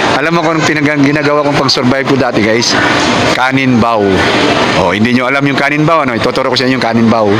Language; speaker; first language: Filipino; non-native, local second language; Cebuano